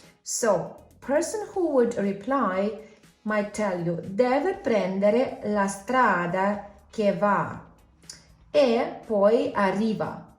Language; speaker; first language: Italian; non-native, fluent; English